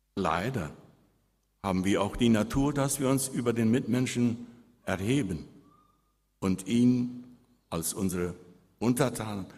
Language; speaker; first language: German; early bilingual, heritage; Spanish